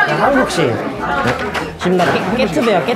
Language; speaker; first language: Korean; native; Korean